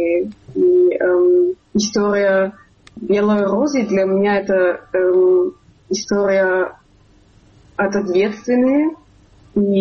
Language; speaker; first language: Russian; non-native, fluent; German